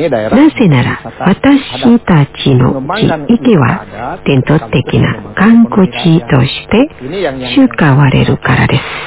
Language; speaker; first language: Japanese; non-native, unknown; Indonesian